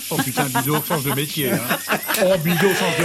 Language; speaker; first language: French; native; French